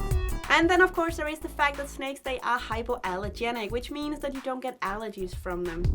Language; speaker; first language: English; non-native, fluent; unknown